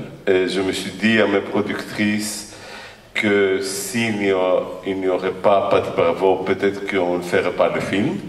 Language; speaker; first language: French; non-native, fluent; Greek